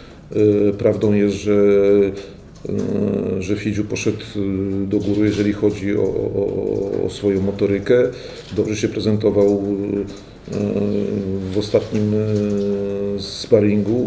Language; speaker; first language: Polish; native; Polish